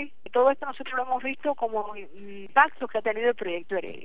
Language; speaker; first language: Spanish; native; Spanish